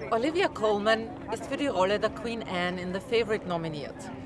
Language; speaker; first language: German; native; German